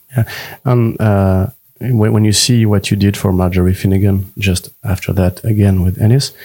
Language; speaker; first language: English; non-native, fluent; French